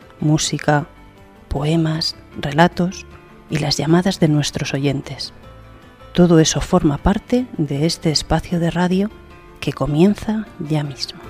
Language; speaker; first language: Spanish; native; Spanish